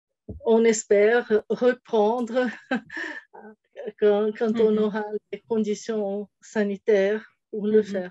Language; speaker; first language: French; non-native, fluent; Portuguese